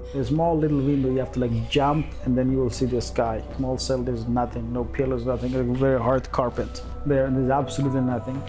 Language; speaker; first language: English; non-native, fluent; Persian